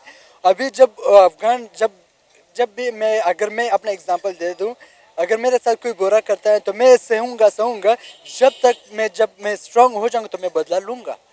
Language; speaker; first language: Hindi; non-native, local second language; Pashto